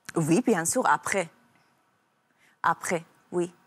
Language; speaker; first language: French; non-native, learner; Persian